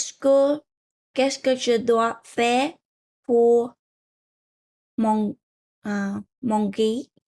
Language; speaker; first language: French; non-native, learner; Vietnamese